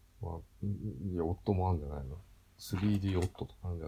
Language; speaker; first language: Japanese; native; Japanese